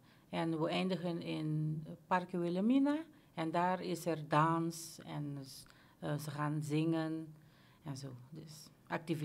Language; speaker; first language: Dutch; non-native, local second language; Papiamento